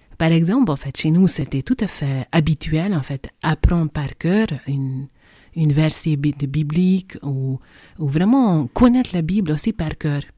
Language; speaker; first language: French; non-native, fluent; Hungarian